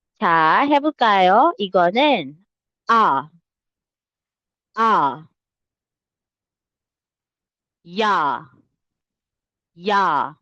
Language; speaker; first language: Korean; non-native, learner; Filipino